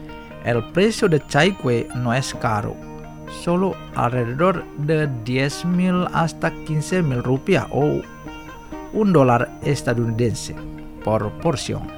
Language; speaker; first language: Spanish; non-native, fluent; Indonesian